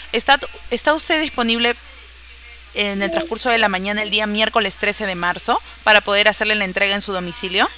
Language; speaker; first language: Spanish; native; Spanish